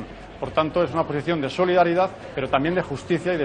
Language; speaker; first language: Spanish; native; Spanish